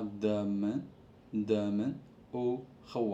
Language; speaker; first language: French; non-native, learner; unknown